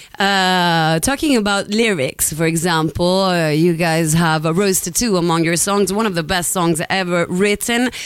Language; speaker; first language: English; non-native, fluent; Italian